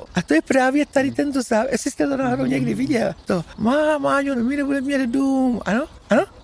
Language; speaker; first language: Czech; native; Czech